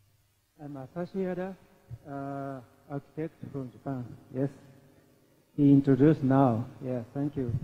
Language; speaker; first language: English; non-native, learner; Japanese